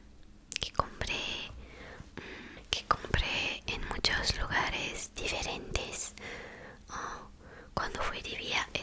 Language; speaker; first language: Spanish; non-native, fluent; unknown